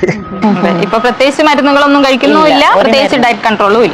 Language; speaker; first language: Malayalam; native; Malayalam